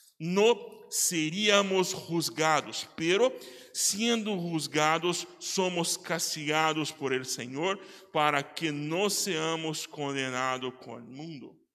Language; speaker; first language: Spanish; non-native, learner; Portuguese